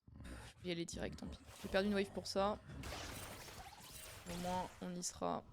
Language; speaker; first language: French; native; French